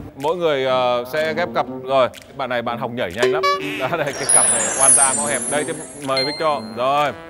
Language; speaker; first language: Vietnamese; native; Vietnamese